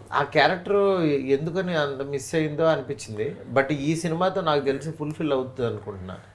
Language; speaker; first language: Telugu; native; Telugu